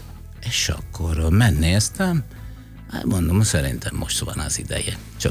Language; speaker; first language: Hungarian; non-native, fluent; Italian